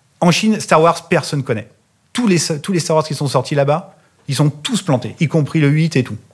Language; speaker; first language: French; native; French